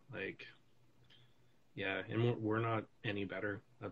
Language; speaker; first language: English; native; English